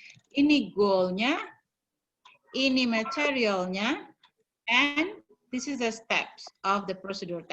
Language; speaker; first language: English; non-native, fluent; Indonesian